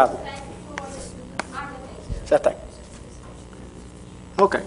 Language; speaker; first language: Portuguese; non-native, fluent; English